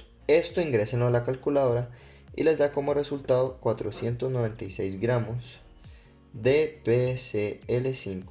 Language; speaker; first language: Spanish; native; Spanish